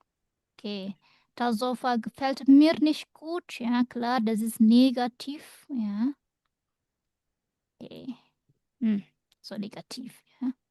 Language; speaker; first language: German; non-native, fluent; Indonesian